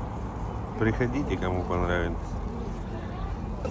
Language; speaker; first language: Russian; native; Russian